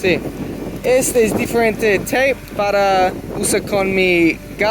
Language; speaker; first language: Spanish; non-native, learner; English